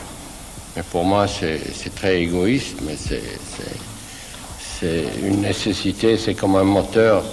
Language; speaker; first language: French; non-native, fluent; Swiss German